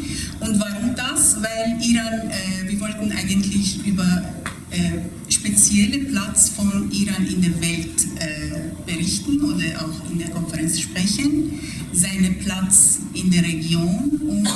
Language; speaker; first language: German; non-native, fluent; Persian